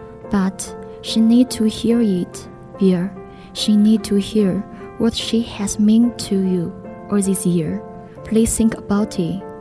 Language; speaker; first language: English; non-native, learner; Chinese